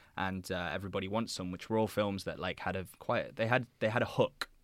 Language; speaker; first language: English; native; English